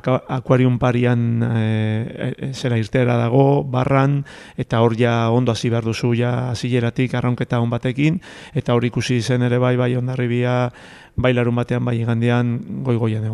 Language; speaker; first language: Basque; native; Basque